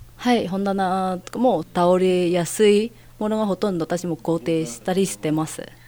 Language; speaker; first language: Japanese; non-native, fluent; Vietnamese